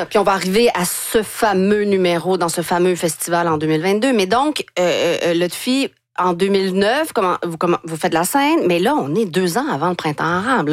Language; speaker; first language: French; native; French